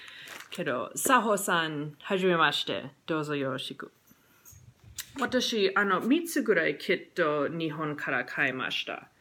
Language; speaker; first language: Japanese; non-native, learner; English